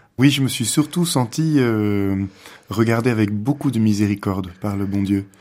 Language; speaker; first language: French; native; French